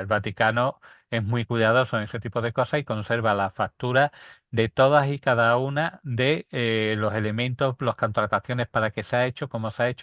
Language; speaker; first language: Spanish; native; Spanish